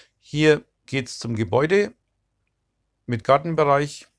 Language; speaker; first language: German; non-native, fluent; Turkish